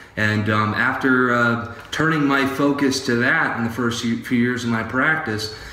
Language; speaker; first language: English; native; English